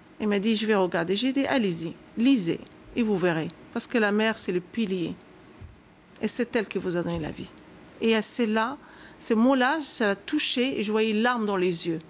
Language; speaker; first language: French; non-native, local second language; Arabic